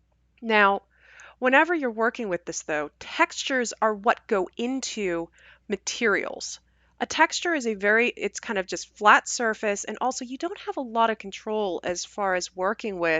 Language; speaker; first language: English; native; English